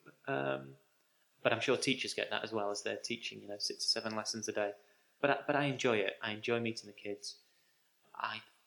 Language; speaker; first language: English; native; English